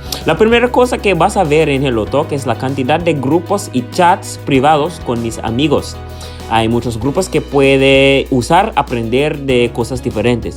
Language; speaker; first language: Spanish; non-native, learner; English